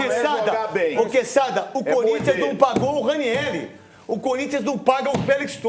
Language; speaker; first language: Portuguese; native; Portuguese